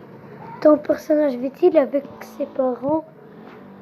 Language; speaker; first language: French; non-native, local second language; Arabic